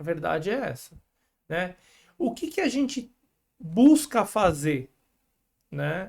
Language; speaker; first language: Portuguese; native; Portuguese